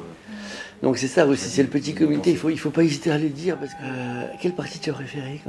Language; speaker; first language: French; native; French